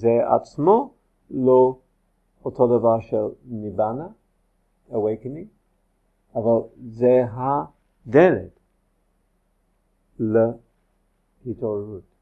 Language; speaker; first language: Hebrew; non-native, fluent; English